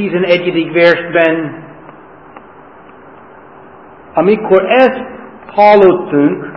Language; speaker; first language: Hungarian; non-native, fluent; English